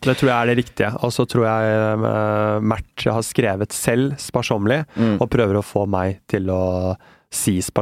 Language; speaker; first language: Norwegian; native; Norwegian